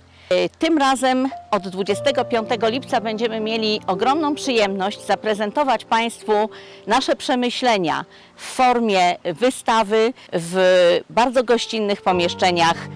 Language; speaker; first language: Polish; native; Polish